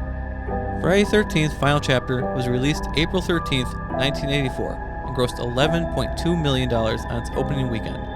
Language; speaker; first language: English; native; English